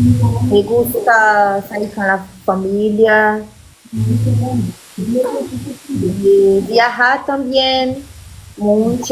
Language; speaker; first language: Spanish; non-native, learner; Portuguese